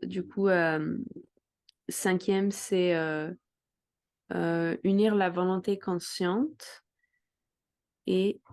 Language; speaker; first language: French; non-native, fluent; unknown